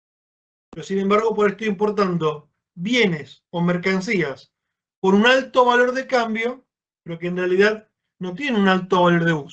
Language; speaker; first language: Spanish; native; Spanish